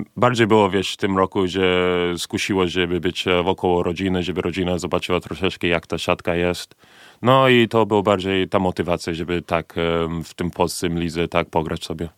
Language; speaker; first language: Polish; early bilingual, heritage; Polish